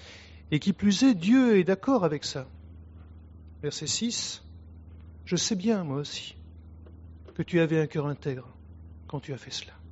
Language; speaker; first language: French; native; French